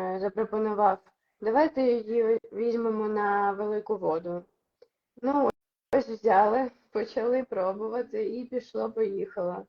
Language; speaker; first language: Ukrainian; non-native, local second language; Russian